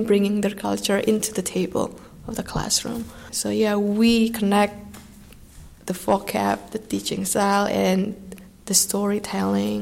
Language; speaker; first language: English; non-native, fluent; Indonesian